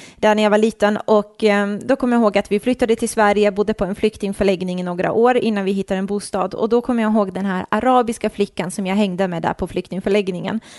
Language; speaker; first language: Swedish; early bilingual, other home language; Croatian